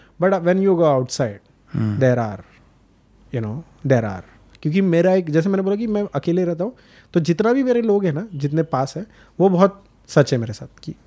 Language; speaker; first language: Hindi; non-native, local second language; Marathi